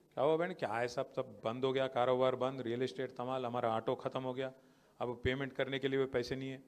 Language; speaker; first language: Hindi; non-native, local second language; Telugu